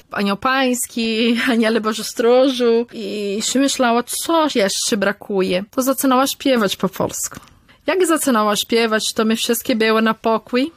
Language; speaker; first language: Polish; early bilingual, heritage; Polish